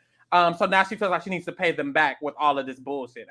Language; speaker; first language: English; native; English